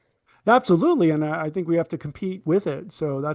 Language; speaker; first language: English; native; English